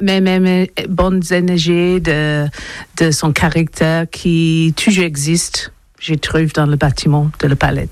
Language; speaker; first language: French; non-native, learner; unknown